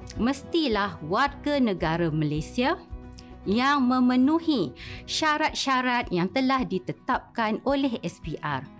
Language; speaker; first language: Malay; native; Malay